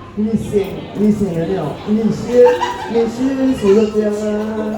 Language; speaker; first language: Chinese; non-native, learner; Thai